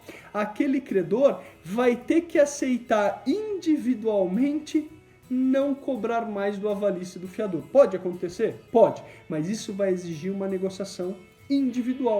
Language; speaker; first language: Portuguese; native; Portuguese